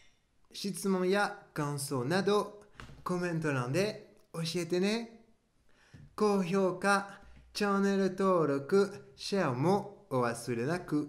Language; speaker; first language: Japanese; non-native, fluent; French